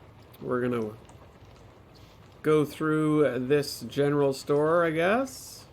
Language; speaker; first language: English; native; English